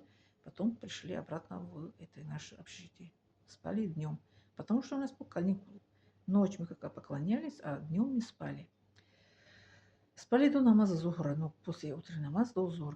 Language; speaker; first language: Russian; non-native, learner; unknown